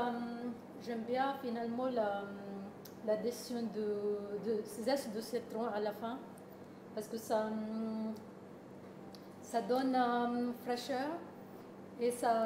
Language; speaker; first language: French; non-native, learner; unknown